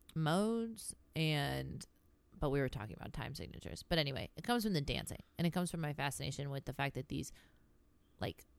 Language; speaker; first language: English; early bilingual, other home language; Greek